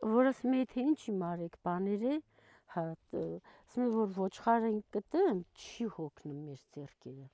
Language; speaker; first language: Armenian; non-native, local second language; Kurdish